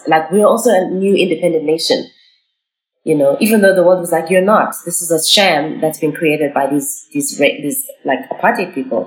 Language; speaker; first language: English; non-native, local second language; Xhosa